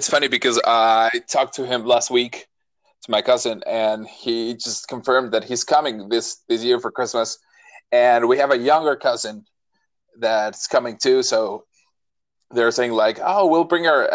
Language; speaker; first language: English; non-native, fluent; Spanish